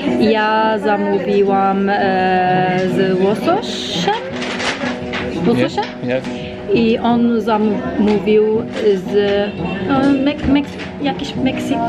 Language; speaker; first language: Polish; non-native, learner; Turkish